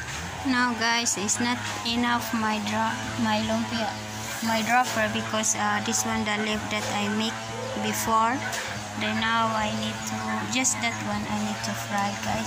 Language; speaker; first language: English; non-native, learner; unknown